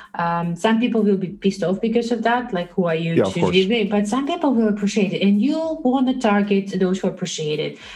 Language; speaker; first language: English; non-native, fluent; Russian